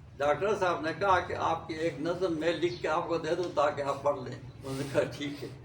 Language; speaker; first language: Urdu; non-native, local second language; Khowar